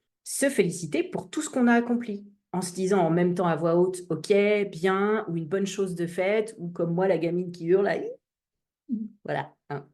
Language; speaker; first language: French; native; French